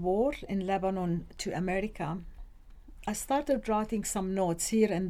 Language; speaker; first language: English; non-native, fluent; Arabic